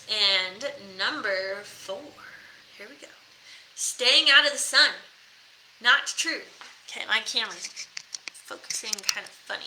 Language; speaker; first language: English; native; English